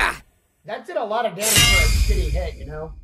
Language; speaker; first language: English; native; English